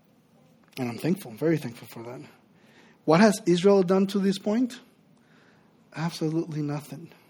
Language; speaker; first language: English; non-native, fluent; Spanish